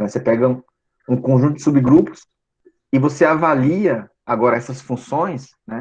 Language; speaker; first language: Portuguese; native; Portuguese